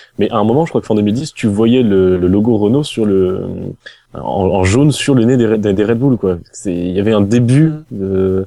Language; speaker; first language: French; native; French